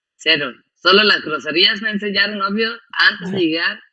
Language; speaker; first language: Spanish; non-native, fluent; German